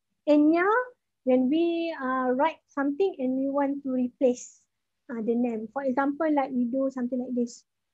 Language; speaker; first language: English; non-native, local second language; Malay